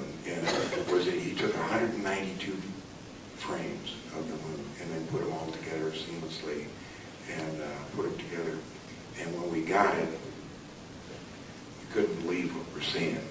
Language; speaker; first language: English; native; English